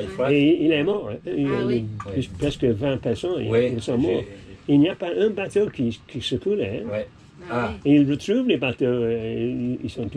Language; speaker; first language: French; non-native, learner; English